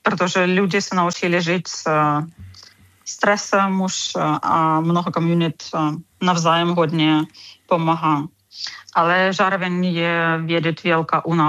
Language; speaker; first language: Czech; non-native, fluent; Ukrainian